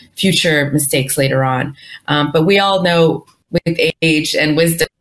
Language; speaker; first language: English; early bilingual, other home language; Spanish